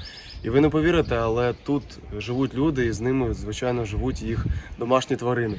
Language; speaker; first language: Ukrainian; native; Ukrainian